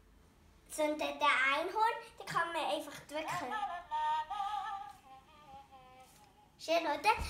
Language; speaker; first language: German; non-native, learner; Indonesian